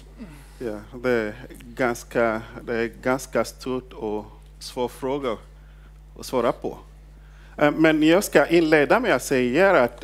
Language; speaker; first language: Swedish; non-native, fluent; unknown